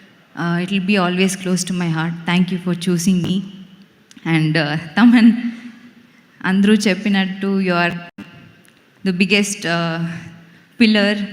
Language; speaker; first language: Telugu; non-native, local second language; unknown